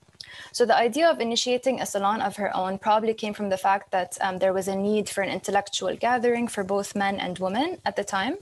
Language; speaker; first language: English; non-native, fluent; Arabic